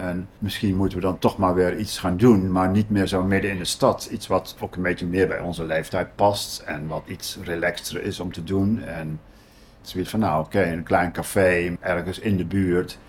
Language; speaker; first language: Dutch; native; Dutch